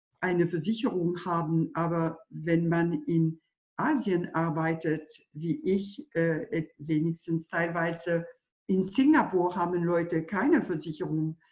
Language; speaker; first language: German; non-native, fluent; French